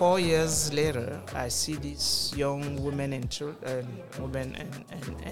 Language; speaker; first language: English; non-native, local second language; French